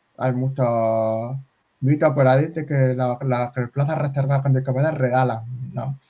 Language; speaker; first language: Spanish; native; Spanish